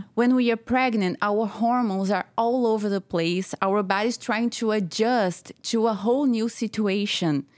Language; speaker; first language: English; non-native, fluent; Portuguese